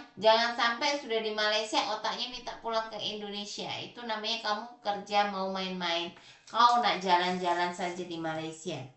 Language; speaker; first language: Indonesian; native; Indonesian